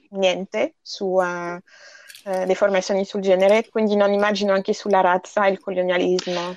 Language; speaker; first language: Italian; non-native, fluent; French